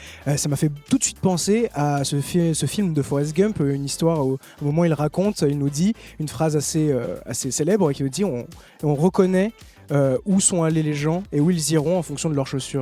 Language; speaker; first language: French; native; French